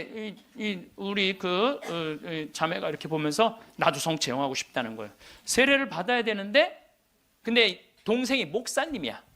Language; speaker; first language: Korean; native; Korean